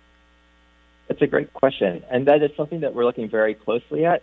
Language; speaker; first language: English; native; English